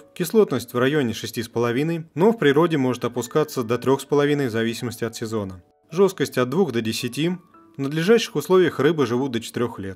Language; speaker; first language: Russian; native; Russian